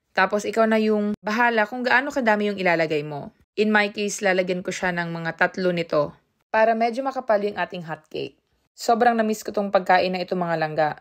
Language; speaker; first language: Filipino; non-native, local second language; Cebuano